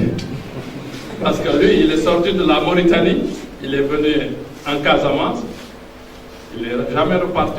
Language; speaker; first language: French; non-native, local second language; Fula